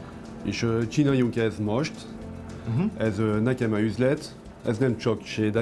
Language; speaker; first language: Hungarian; non-native, learner; French